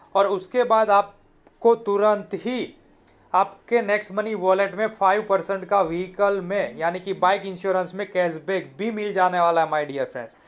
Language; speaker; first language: Hindi; non-native, local second language; Gujarati